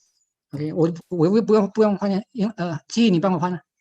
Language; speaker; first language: Chinese; native; Chinese